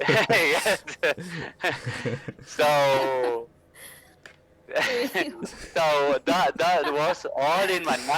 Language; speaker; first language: English; non-native, learner; Spanish